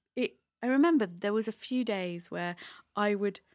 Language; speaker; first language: English; native; English